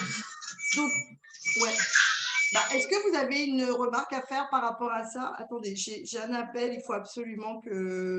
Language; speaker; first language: French; native; French